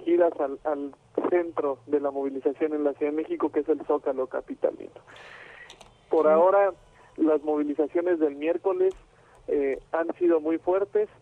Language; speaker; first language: Spanish; native; Spanish